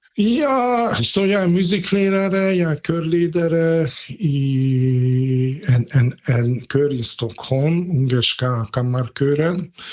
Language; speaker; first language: Swedish; non-native, fluent; Hungarian